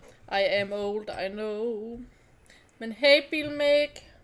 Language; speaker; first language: English; non-native, fluent; Danish